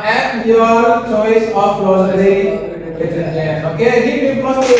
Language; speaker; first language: English; non-native, learner; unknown